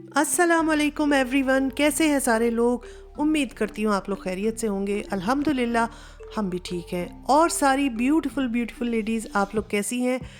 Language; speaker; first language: Urdu; native; Urdu